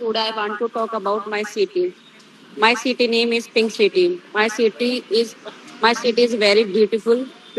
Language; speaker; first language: English; non-native, learner; Hindi